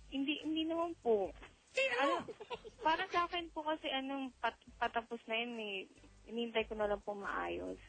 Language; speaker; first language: Filipino; native; Filipino